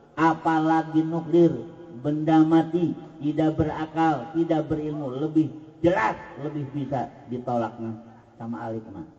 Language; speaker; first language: Indonesian; non-native, local second language; Sundanese